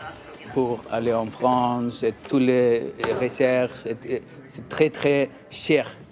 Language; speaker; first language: French; non-native, learner; Icelandic